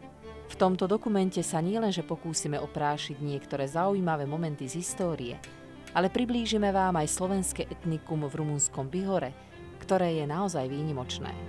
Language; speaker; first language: Slovak; native; Slovak